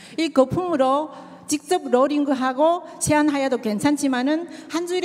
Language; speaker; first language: Korean; native; Korean